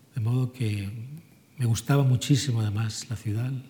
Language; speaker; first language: Spanish; native; Spanish